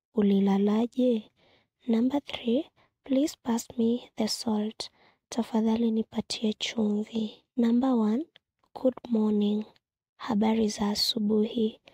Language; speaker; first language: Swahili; non-native, local second language; Kikuyu